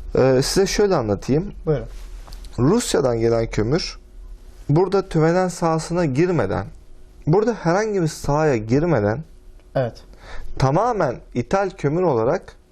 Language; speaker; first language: Turkish; native; Turkish